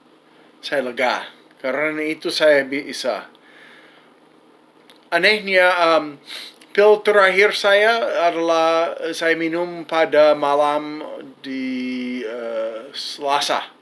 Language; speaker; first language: Indonesian; non-native, fluent; English